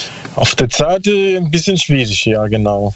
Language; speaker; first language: German; non-native, learner; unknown